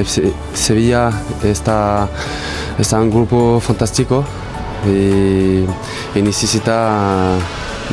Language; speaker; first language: Spanish; non-native, learner; French